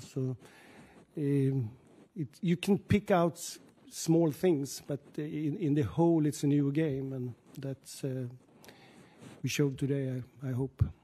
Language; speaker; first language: English; non-native, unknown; Swedish